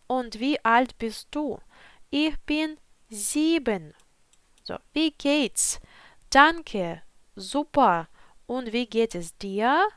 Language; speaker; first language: German; non-native, fluent; Ukrainian